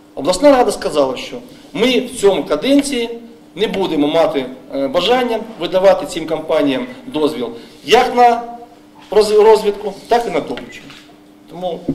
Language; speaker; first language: Ukrainian; native; Ukrainian